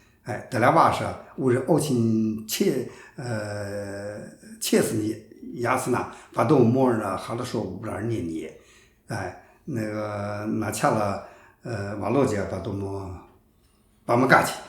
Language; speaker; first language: Russian; non-native, learner; Chinese